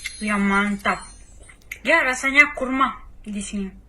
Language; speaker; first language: Indonesian; non-native, learner; Russian